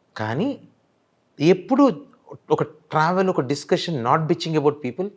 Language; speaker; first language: Telugu; native; Telugu